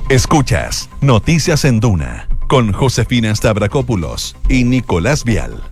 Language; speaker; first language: Spanish; native; Spanish